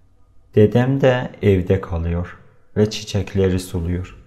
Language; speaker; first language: Turkish; non-native, fluent; Persian